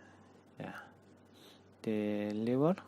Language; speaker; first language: Indonesian; non-native, learner; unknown